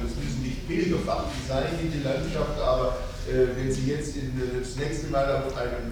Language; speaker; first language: German; native; German